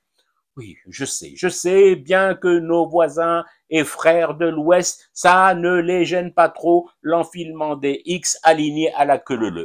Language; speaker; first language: French; non-native, local second language; Arabic